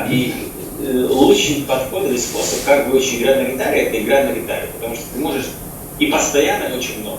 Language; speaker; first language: Russian; non-native, fluent; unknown